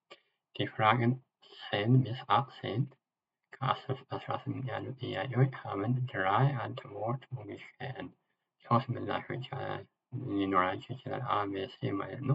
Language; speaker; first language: German; non-native, fluent; Amharic